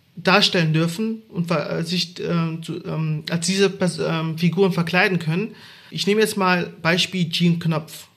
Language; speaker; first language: German; native; German